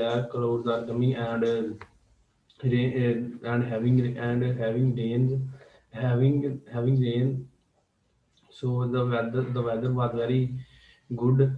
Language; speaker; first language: English; non-native, learner; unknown